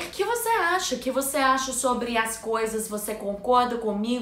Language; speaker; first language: Portuguese; non-native, learner; English